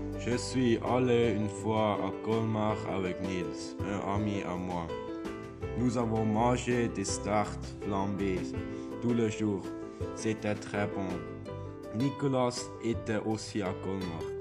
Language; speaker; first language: French; non-native, learner; German